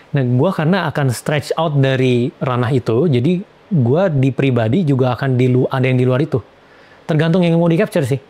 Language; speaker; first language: Indonesian; native; Indonesian